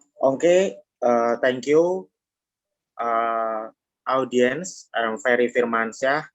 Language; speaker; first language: English; non-native, learner; Indonesian